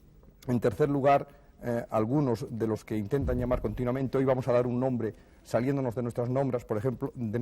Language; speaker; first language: Spanish; native; Spanish